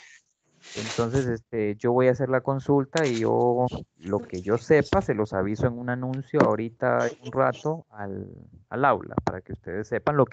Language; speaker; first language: Spanish; native; Spanish